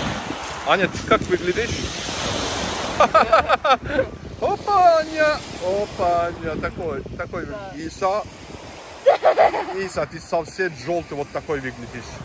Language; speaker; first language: Russian; non-native, learner; Turkish